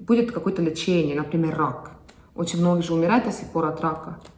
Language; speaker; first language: Russian; non-native, fluent; Estonian